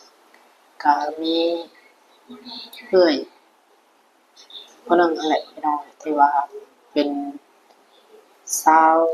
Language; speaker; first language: Thai; non-native, local second language; Lao